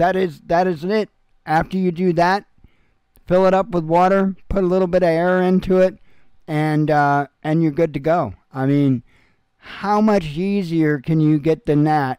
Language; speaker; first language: English; native; English